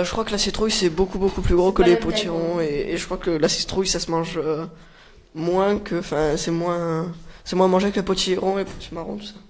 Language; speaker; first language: French; native; French